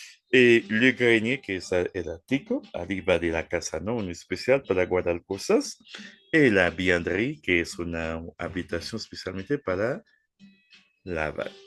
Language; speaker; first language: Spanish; non-native, fluent; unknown